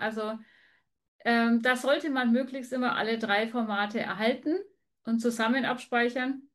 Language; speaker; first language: German; native; German